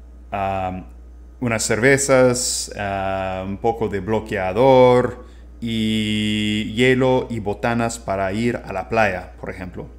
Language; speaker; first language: Spanish; non-native, fluent; English